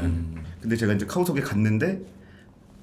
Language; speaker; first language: Korean; native; Korean